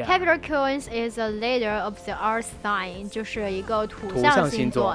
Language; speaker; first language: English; non-native, learner; Chinese